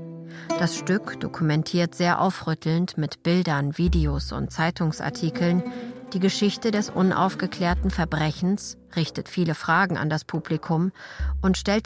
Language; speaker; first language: German; native; German